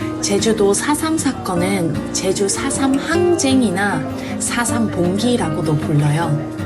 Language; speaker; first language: Korean; non-native, fluent; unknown